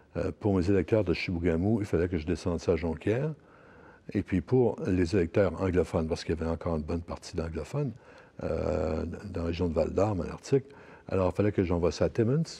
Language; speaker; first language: French; native; French